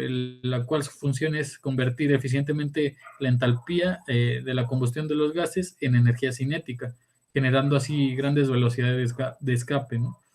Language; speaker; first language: Spanish; native; Spanish